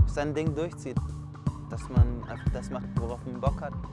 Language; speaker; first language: German; native; German